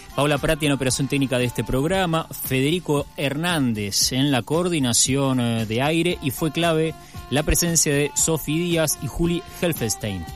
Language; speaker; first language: Spanish; native; Spanish